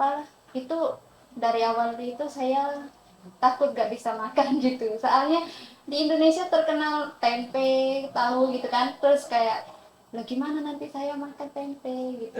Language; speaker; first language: Indonesian; non-native, fluent; Pattani Malay